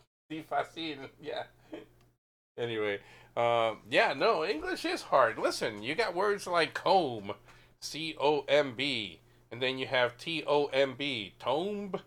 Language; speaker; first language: English; native; English